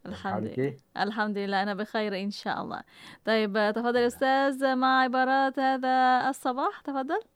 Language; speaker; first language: Arabic; non-native, fluent; Malay